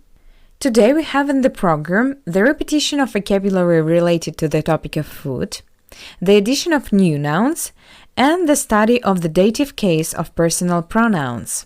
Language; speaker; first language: English; non-native, fluent; Russian